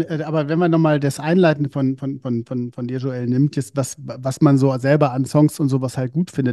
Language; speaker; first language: German; native; German